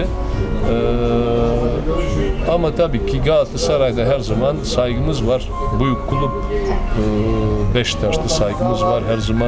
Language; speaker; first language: Turkish; non-native, fluent; Serbian